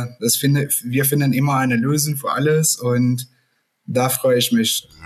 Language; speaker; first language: German; non-native, learner; Portuguese